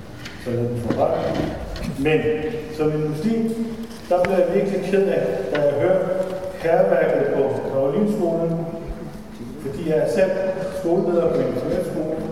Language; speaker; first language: Danish; non-native, fluent; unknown